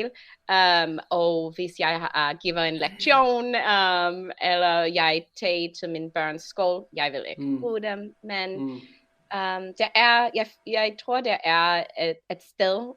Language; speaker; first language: Danish; non-native, fluent; English